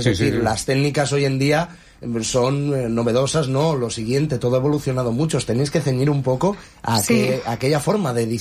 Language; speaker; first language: Spanish; native; Spanish